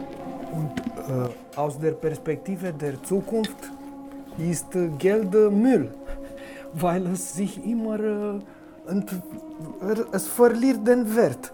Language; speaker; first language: German; non-native, fluent; Romanian